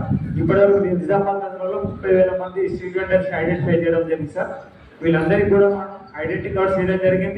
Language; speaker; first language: Telugu; native; Telugu